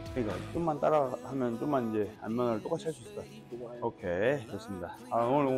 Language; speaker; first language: Korean; native; Korean